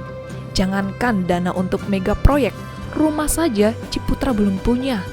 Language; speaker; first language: Indonesian; native; Indonesian